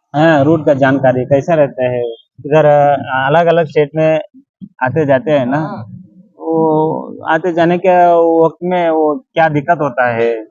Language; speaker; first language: Hindi; non-native, local second language; Kannada